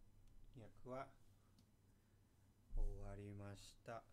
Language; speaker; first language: Japanese; non-native, fluent; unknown